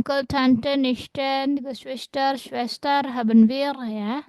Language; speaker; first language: German; non-native, fluent; Indonesian